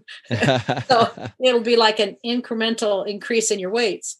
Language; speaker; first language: English; native; English